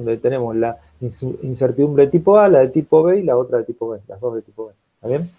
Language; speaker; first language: Spanish; native; Spanish